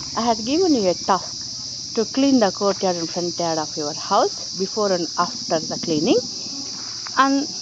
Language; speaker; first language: English; non-native, local second language; Kannada